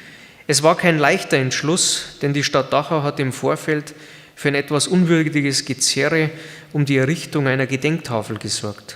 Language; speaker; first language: German; native; German